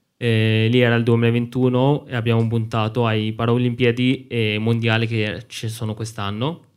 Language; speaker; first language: Italian; non-native, fluent; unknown